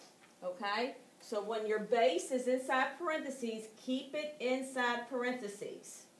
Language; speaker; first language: English; native; English